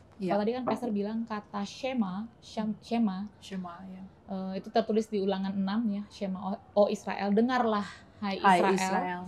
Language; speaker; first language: Indonesian; native; Indonesian